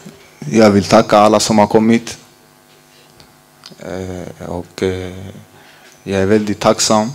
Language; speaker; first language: Swedish; early bilingual, other home language; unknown